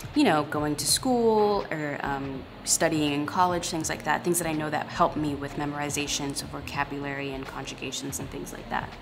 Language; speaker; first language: English; native; English